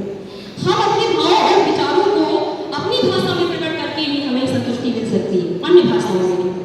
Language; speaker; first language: Hindi; native; Hindi